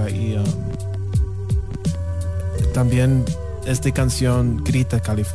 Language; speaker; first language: Spanish; non-native, learner; English